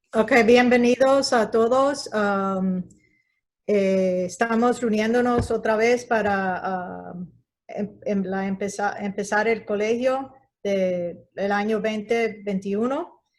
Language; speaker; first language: Spanish; early bilingual, heritage; Spanish